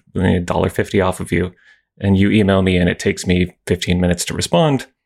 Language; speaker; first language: English; native; English